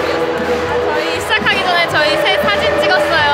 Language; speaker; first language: Korean; native; Korean